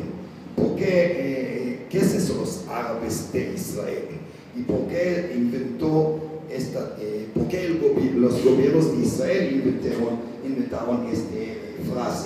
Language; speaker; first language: Spanish; non-native, learner; Hebrew